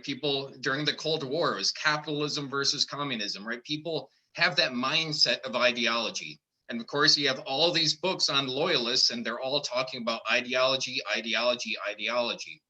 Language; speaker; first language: English; native; English